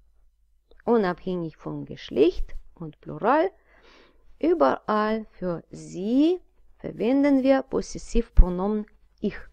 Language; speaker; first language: German; non-native, fluent; Russian